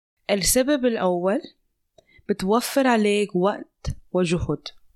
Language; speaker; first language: Arabic; non-native, fluent; English